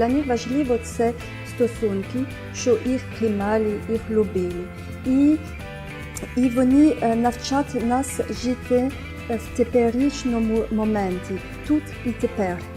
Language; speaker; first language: Ukrainian; non-native, fluent; French